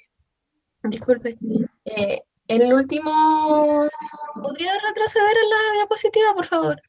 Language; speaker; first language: Spanish; native; Spanish